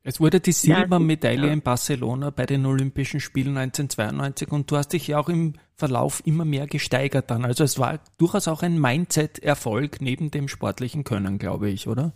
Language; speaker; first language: German; native; German